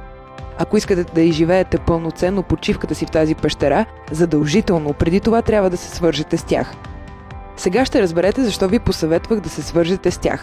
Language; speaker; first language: Bulgarian; native; Bulgarian